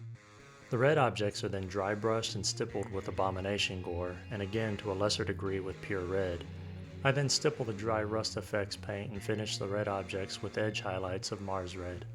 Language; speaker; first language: English; native; English